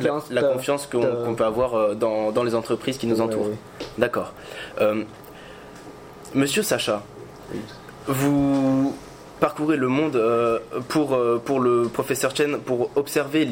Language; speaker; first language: French; native; French